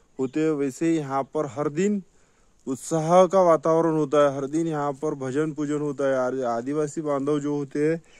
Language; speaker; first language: Hindi; non-native, local second language; Marathi